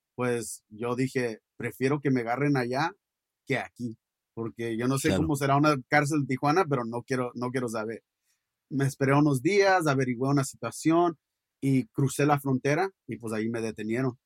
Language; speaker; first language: Spanish; early bilingual, heritage; Spanish